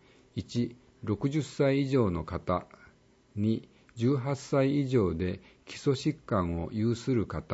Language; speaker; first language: Japanese; native; Japanese